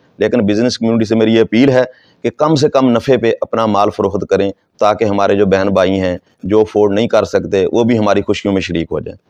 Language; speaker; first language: Urdu; non-native, local second language; Saraiki